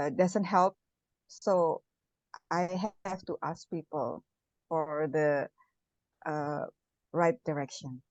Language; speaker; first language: English; non-native, learner; Indonesian